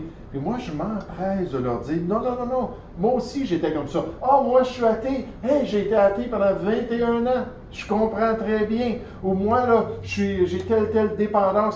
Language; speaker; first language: French; native; French